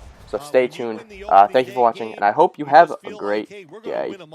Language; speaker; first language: English; native; English